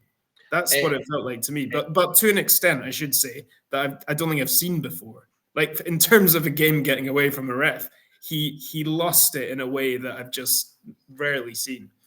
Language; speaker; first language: English; native; English